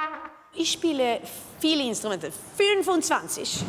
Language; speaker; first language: German; non-native, learner; Swedish